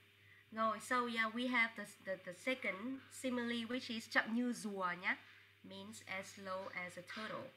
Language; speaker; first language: English; non-native, fluent; Vietnamese